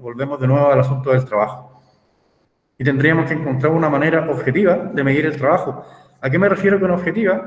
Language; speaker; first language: Spanish; native; Spanish